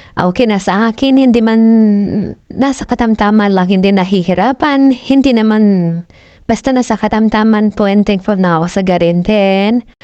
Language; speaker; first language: Filipino; non-native, local second language; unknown